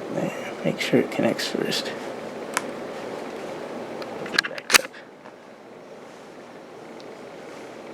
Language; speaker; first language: English; native; English